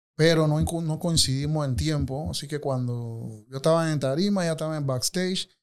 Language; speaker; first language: Spanish; native; Spanish